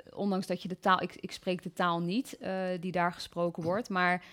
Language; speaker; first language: Dutch; native; Dutch